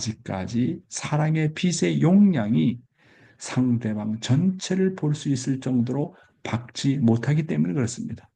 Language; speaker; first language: Korean; native; Korean